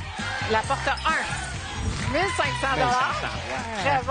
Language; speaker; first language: French; native; French